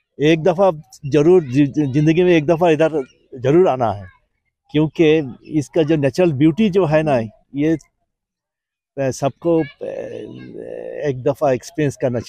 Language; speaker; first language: Hindi; non-native, learner; Bangla